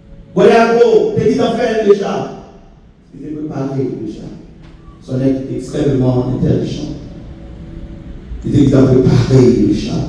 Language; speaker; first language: French; non-native, local second language; Haitian Creole